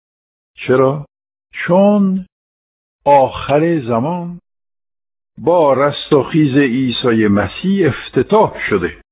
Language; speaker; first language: Persian; non-native, fluent; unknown